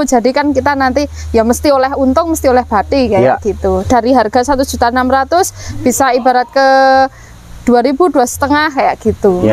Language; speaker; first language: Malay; non-native, local second language; Javanese